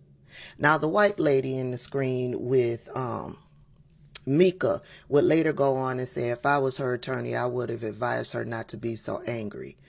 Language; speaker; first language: English; native; English